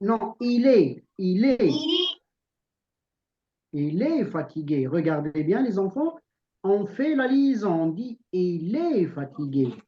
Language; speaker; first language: French; non-native, local second language; Arabic